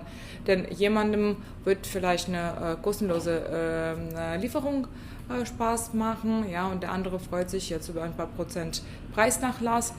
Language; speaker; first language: German; non-native, fluent; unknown